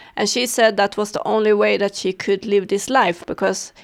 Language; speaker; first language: English; non-native, fluent; Swedish